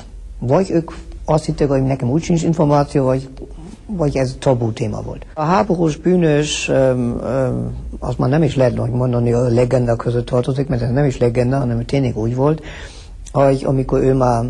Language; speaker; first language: Hungarian; early bilingual, heritage; Hungarian